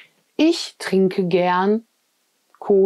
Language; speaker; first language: German; non-native, fluent; French